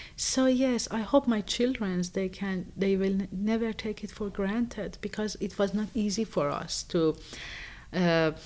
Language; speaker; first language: English; non-native, fluent; Persian